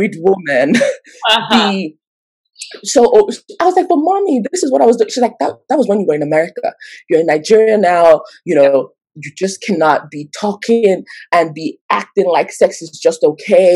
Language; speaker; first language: English; non-native, local second language; Yoruba